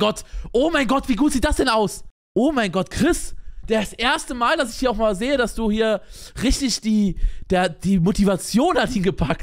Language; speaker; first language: German; native; German